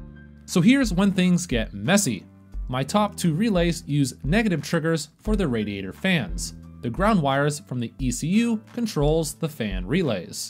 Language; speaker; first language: English; native; English